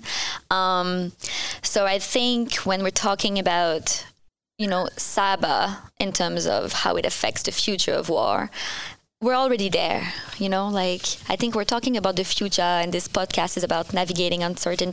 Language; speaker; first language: English; non-native, fluent; French